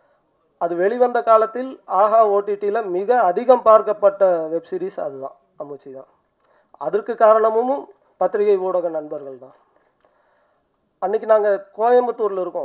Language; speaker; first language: Tamil; native; Tamil